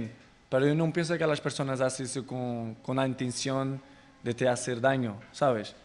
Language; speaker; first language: Spanish; non-native, fluent; Portuguese